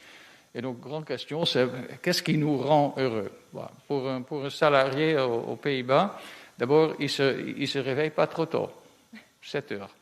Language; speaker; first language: French; non-native, fluent; Dutch